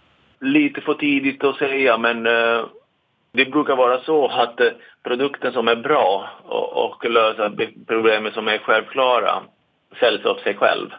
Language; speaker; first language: Swedish; non-native, fluent; Italian